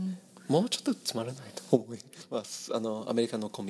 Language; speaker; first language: Japanese; non-native, learner; English